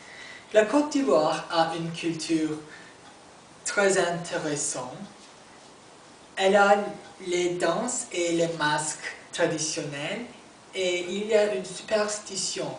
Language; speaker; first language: French; non-native, learner; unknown